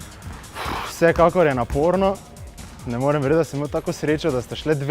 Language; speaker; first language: Slovenian; native; Slovenian